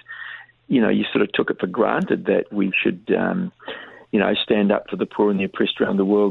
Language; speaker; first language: English; native; English